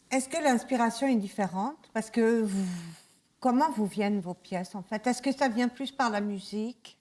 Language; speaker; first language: French; native; French